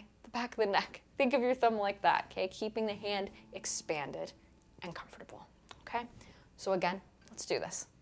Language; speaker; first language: English; native; English